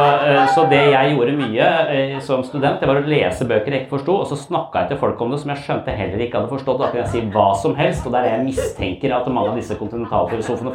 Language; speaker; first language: Norwegian; native; Norwegian